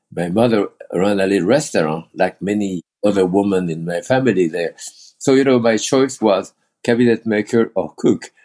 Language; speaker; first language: English; non-native, fluent; French